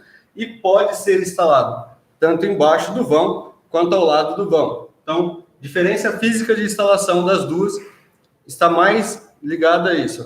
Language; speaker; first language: Portuguese; native; Portuguese